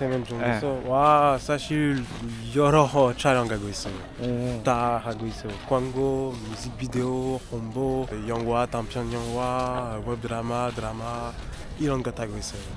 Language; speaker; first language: Korean; non-native, learner; French